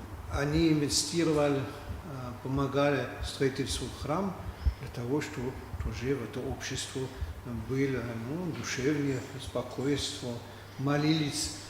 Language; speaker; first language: Russian; non-native, learner; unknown